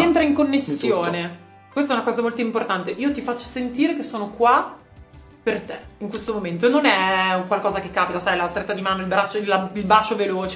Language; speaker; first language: Italian; native; Italian